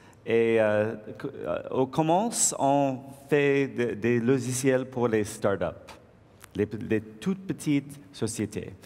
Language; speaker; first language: French; non-native, learner; English